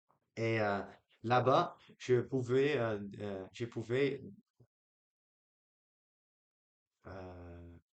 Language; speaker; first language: French; non-native, learner; Dutch